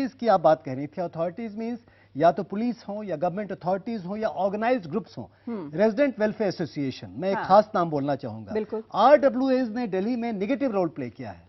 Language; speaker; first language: Hindi; native; Hindi